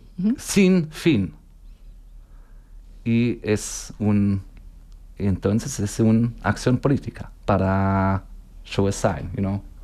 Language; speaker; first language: Spanish; non-native, learner; German